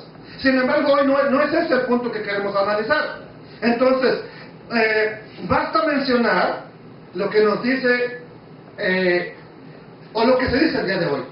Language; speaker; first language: Spanish; native; Spanish